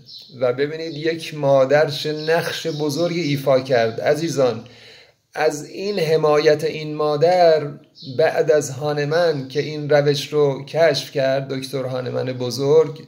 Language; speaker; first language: Persian; native; Persian